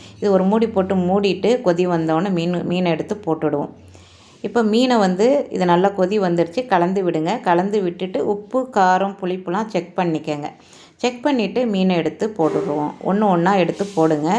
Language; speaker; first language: Tamil; native; Tamil